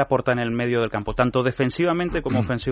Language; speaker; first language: Spanish; native; Spanish